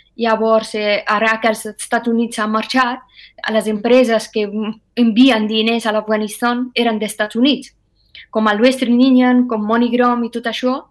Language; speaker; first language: Catalan; non-native, fluent; Persian